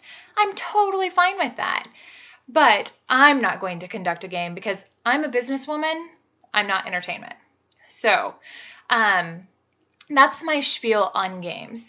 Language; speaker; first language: English; native; English